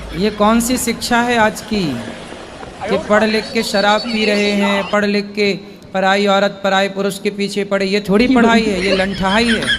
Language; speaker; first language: Hindi; native; Hindi